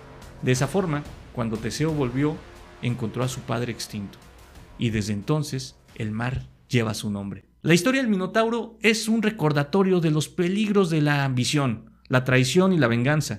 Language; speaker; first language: Spanish; native; Spanish